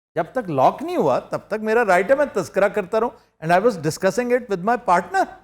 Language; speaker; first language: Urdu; non-native, local second language; Punjabi